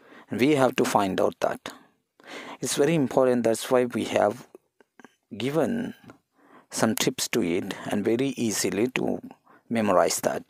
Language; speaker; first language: English; non-native, local second language; Telugu